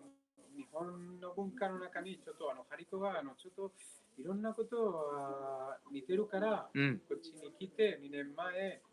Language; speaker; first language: Japanese; non-native, learner; Spanish